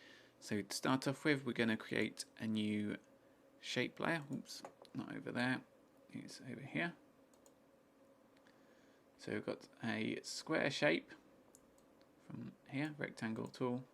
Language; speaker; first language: English; native; English